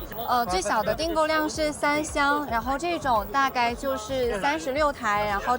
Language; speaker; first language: Chinese; native; Chinese